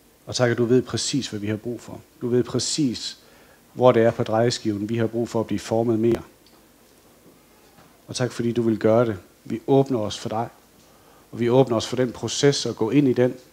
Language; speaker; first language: Danish; native; Danish